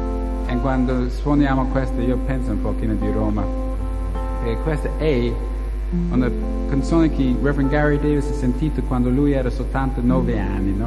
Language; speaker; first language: Italian; non-native, learner; English